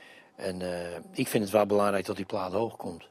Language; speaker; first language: Dutch; native; Dutch